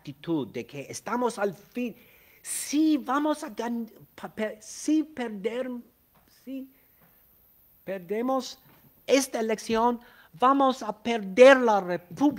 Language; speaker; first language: Spanish; non-native, fluent; English